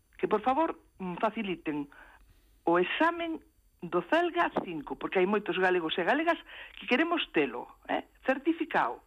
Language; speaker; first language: Galician; non-native, local second language; Spanish